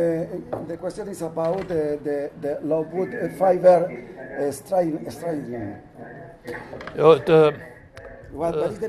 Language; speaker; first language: English; non-native, learner; Spanish